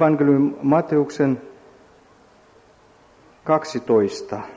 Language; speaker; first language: Finnish; non-native, learner; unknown